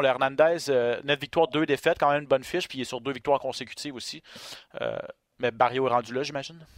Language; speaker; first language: French; native; French